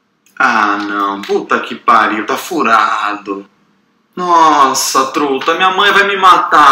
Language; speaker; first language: Portuguese; native; Portuguese